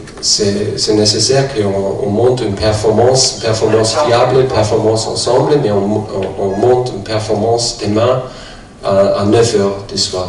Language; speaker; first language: French; non-native, fluent; German